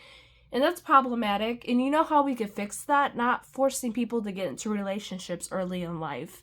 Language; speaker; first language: English; native; English